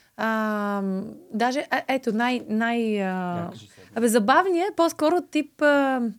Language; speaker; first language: Bulgarian; native; Bulgarian